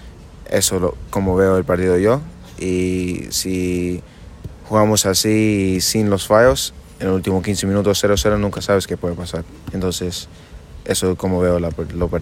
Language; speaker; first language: Spanish; non-native, fluent; English